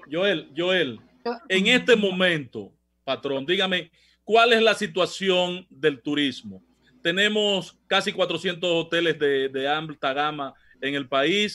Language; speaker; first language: Spanish; native; Spanish